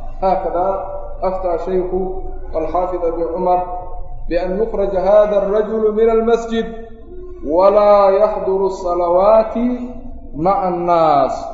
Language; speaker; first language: Arabic; non-native, local second language; Somali